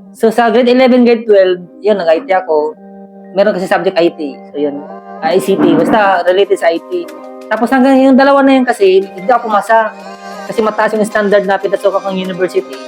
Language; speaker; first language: Filipino; non-native, local second language; Cebuano